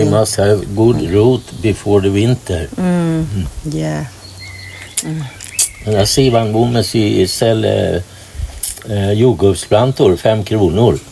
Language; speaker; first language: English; non-native, learner; Swedish